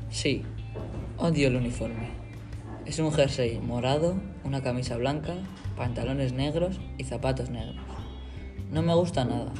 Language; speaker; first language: Spanish; non-native, learner; English